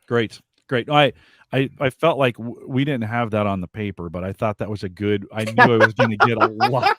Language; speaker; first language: English; native; English